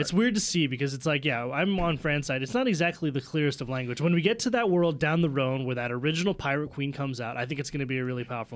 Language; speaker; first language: English; native; English